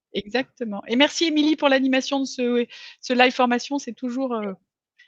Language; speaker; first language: French; native; French